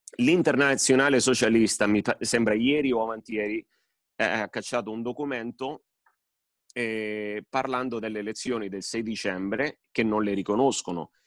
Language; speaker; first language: Italian; early bilingual, heritage; Spanish